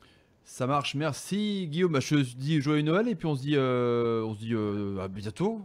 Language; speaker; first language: French; native; French